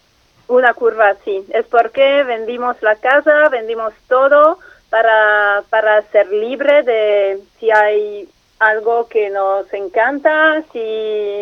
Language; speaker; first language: Spanish; non-native, learner; French